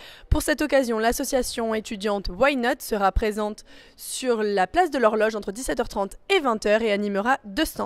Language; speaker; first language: French; native; French